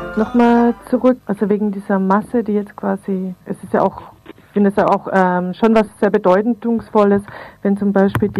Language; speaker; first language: German; native; German